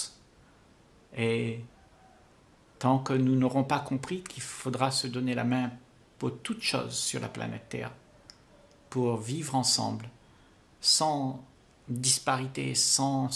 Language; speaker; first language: French; native; French